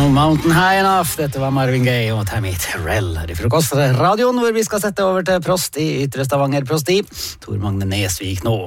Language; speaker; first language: Norwegian; native; Norwegian